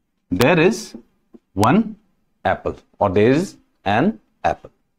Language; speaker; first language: English; non-native, local second language; Hindi